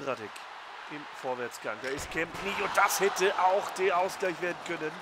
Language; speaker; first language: German; native; German